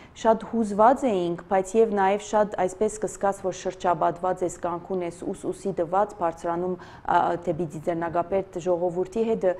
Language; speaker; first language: Armenian; early bilingual, heritage; Armenian